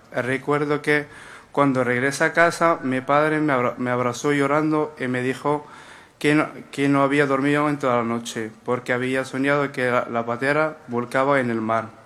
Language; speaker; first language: Spanish; non-native, fluent; Arabic